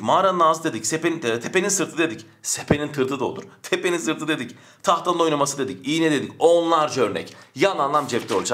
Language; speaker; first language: Turkish; native; Turkish